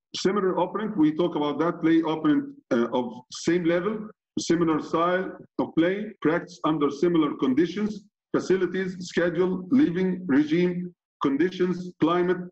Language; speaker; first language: English; non-native, fluent; Arabic